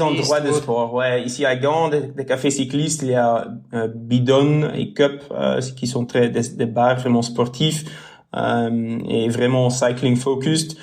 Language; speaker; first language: French; non-native, local second language; Dutch